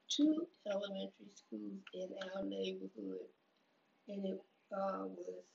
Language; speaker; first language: English; native; English